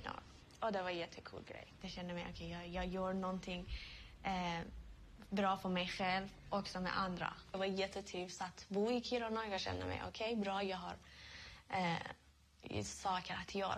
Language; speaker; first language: Swedish; non-native, learner; Persian